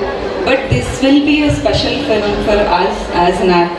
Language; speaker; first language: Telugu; native; Telugu